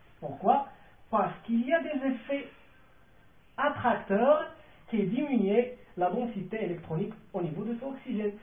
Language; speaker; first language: French; non-native, local second language; Arabic